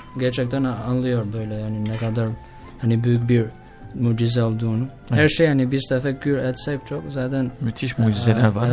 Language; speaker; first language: Turkish; non-native, learner; Albanian